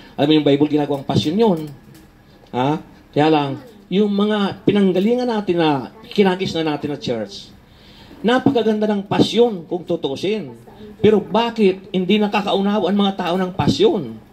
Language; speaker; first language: Filipino; non-native, local second language; Bikol